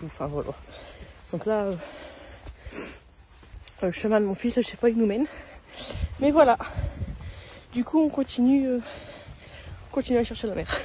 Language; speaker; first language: French; native; French